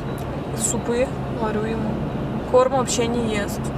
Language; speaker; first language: Russian; native; Russian